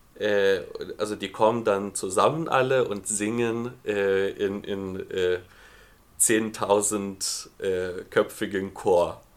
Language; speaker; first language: German; non-native, fluent; Lithuanian